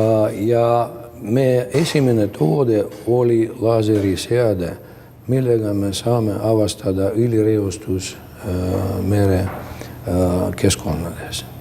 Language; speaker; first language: Estonian; non-native, local second language; Russian